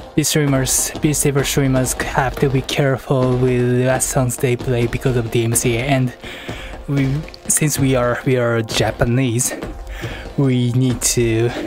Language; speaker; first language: English; non-native, learner; Japanese